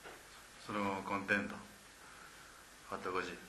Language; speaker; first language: Italian; non-native, learner; Japanese